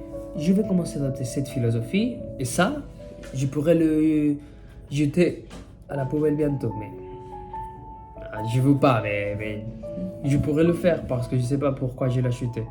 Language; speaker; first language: French; non-native, fluent; Spanish